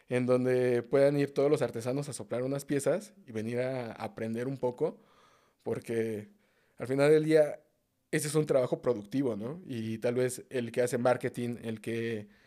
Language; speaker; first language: Spanish; native; Spanish